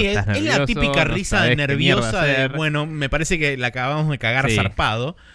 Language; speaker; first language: Spanish; native; Spanish